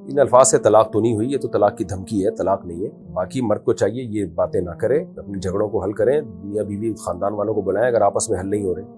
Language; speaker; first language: Urdu; native; Urdu